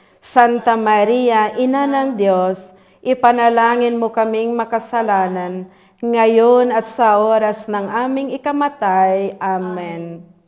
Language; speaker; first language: Portuguese; non-native, fluent; Filipino